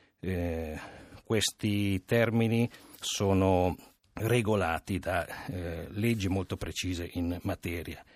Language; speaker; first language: Italian; non-native, fluent; Romanian